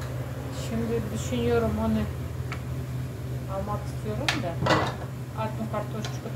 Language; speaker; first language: Turkish; non-native, learner; Russian